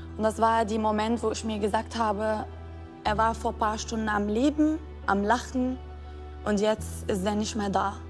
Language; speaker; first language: German; non-native, fluent; Arabic